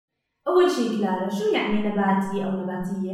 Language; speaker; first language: Arabic; native; Arabic